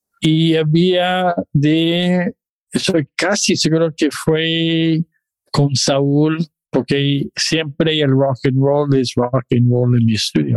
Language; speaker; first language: Spanish; non-native, fluent; English